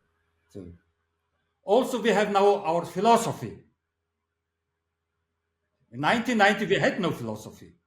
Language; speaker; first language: English; non-native, learner; Mongolian